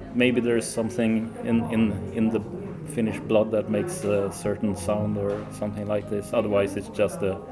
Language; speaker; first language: English; early bilingual, other home language; Swedish